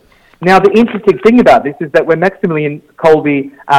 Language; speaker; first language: English; native; English